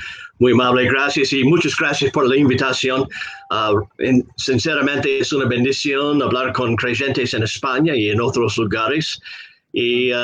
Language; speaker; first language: Spanish; non-native, fluent; English